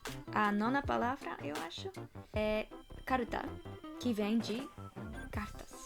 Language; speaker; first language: Portuguese; non-native, fluent; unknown